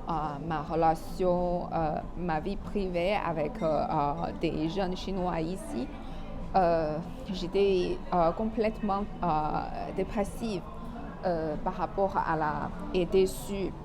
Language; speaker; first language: French; non-native, fluent; Chinese